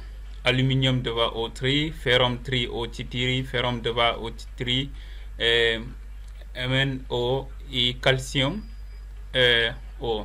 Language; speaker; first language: Russian; non-native, learner; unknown